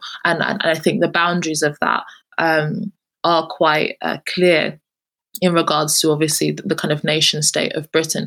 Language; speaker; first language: English; native; English